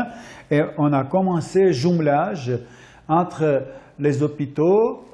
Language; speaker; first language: French; non-native, fluent; Armenian